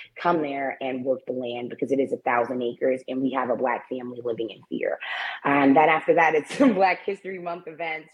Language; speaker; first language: English; native; English